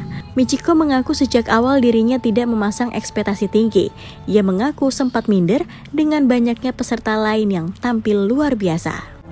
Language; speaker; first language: Indonesian; native; Indonesian